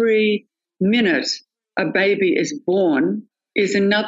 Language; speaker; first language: English; native; English